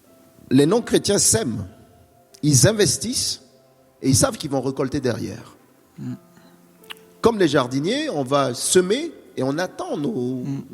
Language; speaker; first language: French; native; French